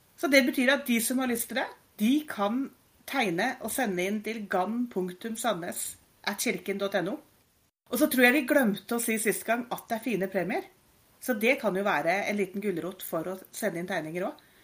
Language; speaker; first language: Norwegian; native; Norwegian